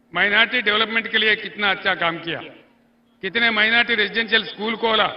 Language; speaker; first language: Hindi; non-native, local second language; Telugu